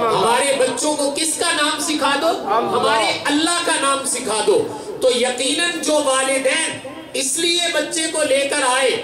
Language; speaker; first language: Urdu; non-native, local second language; Punjabi